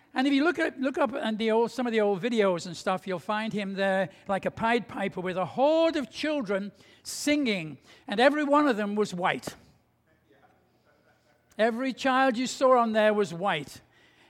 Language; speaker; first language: English; native; English